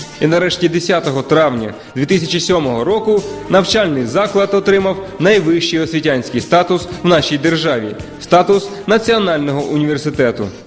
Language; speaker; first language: Ukrainian; native; Ukrainian